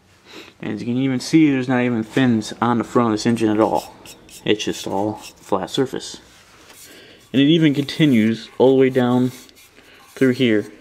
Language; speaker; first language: English; native; English